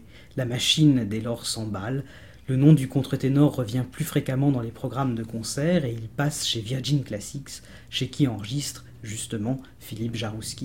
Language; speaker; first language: French; native; French